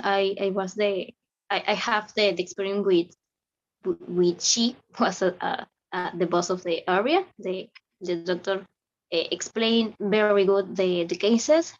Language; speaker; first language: English; non-native, learner; Spanish